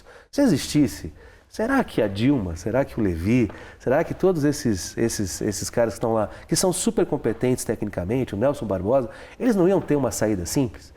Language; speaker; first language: Portuguese; native; Portuguese